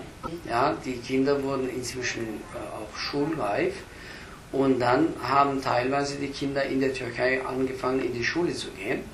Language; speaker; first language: German; early bilingual, other home language; Turkish